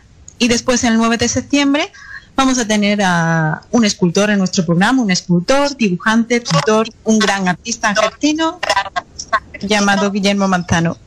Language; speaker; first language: Spanish; native; Spanish